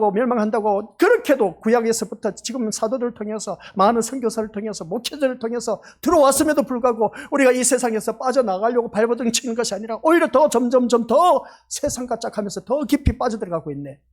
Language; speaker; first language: Korean; native; Korean